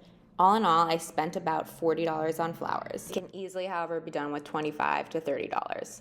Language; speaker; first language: English; native; English